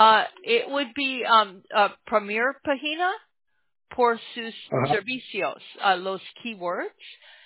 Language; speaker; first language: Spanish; non-native, learner; English